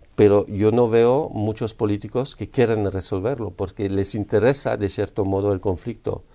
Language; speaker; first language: Spanish; non-native, fluent; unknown